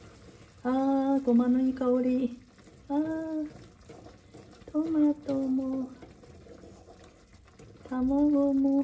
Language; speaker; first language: Japanese; non-native, learner; Chinese